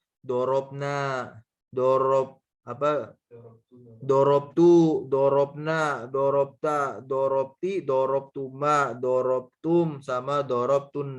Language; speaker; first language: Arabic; non-native, fluent; Indonesian